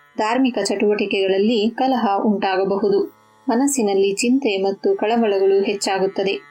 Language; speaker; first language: Kannada; native; Kannada